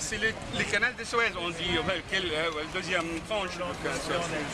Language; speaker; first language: French; non-native, fluent; Arabic